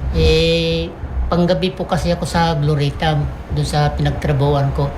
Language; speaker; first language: Filipino; native; Filipino